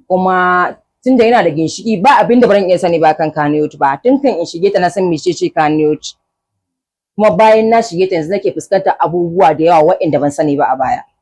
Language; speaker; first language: Hausa; native; Hausa